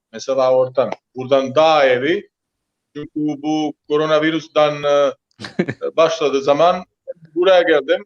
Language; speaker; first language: Turkish; non-native, learner; Croatian